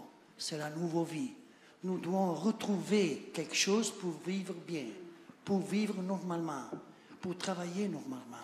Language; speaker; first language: French; non-native, learner; Italian